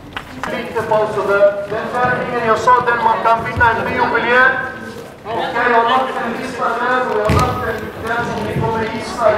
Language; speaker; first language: Swedish; non-native, local second language; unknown